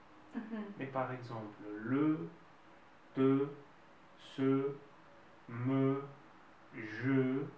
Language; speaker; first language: French; non-native, fluent; Russian